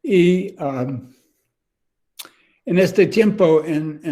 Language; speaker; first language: Spanish; non-native, learner; English